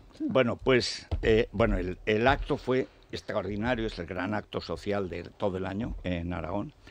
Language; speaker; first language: Spanish; native; Spanish